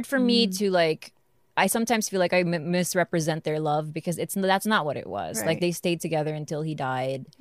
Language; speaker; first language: English; non-native, local second language; Filipino